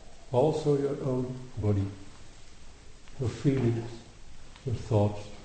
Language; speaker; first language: English; non-native, fluent; Dutch